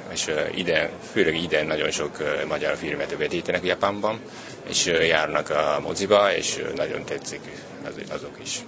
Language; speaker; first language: Hungarian; non-native, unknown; Japanese